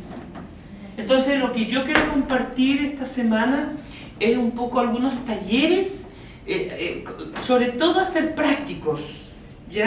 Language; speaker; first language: Spanish; native; Spanish